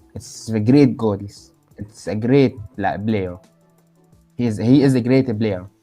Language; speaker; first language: English; non-native, learner; Arabic